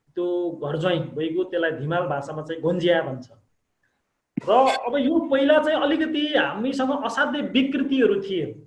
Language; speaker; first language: Nepali; non-native, local second language; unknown